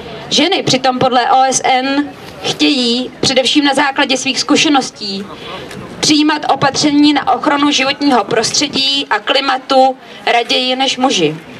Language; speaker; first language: Czech; native; Czech